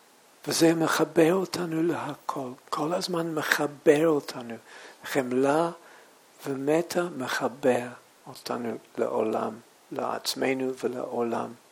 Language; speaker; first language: Hebrew; non-native, fluent; English